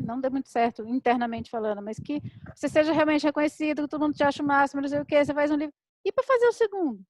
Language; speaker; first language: Portuguese; native; Portuguese